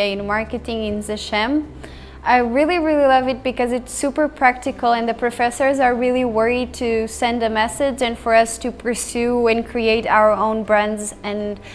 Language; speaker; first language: English; non-native, fluent; Portuguese